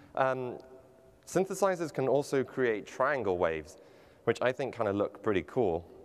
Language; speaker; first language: English; native; English